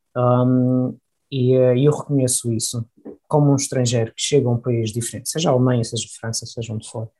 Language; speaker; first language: Portuguese; native; Portuguese